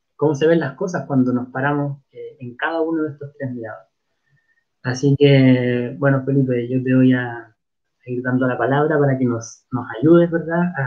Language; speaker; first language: Spanish; native; Spanish